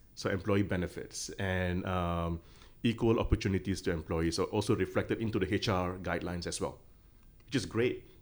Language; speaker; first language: English; non-native, local second language; Tamil